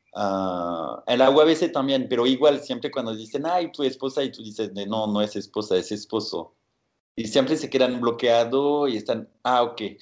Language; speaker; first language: Spanish; non-native, fluent; French